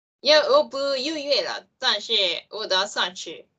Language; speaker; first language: Chinese; non-native, learner; Japanese